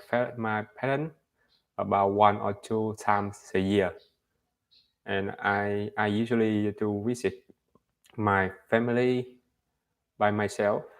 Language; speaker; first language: English; non-native, learner; Vietnamese